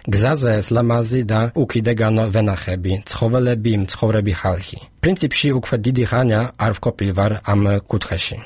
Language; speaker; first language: Georgian; non-native, fluent; Polish